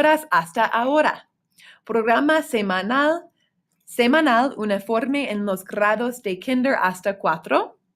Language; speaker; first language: Spanish; non-native, fluent; English